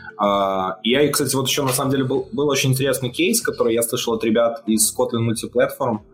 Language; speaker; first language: Russian; native; Russian